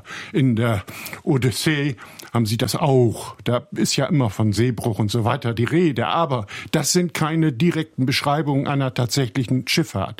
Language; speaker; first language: German; native; German